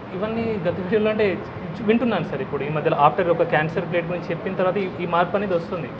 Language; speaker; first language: Telugu; non-native, local second language; Hindi